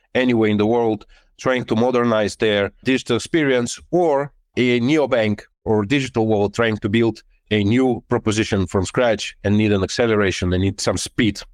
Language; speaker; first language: English; non-native, fluent; Lithuanian